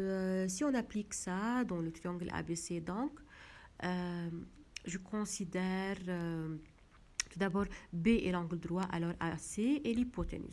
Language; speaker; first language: French; non-native, local second language; Arabic